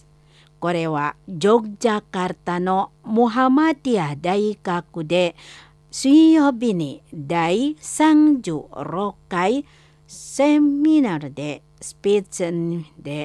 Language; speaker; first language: Japanese; non-native, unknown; Indonesian